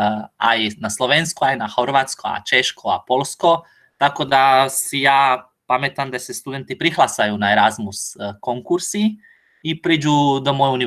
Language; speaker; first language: Slovak; non-native, learner; Croatian